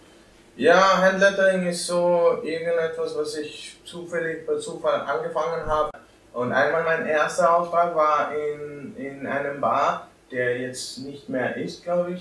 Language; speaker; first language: German; non-native, fluent; Albanian